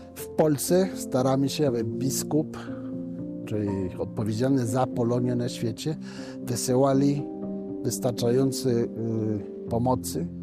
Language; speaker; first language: Polish; early bilingual, heritage; Spanish